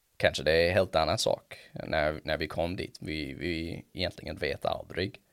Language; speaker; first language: Swedish; non-native, fluent; English